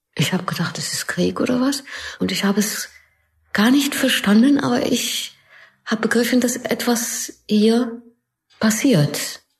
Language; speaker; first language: German; non-native, fluent; Arabic